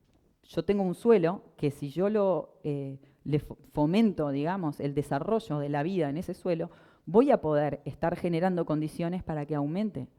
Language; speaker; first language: Spanish; native; Spanish